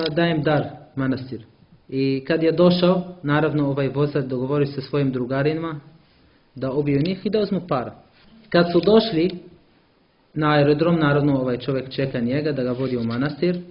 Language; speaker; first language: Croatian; non-native, learner; Arabic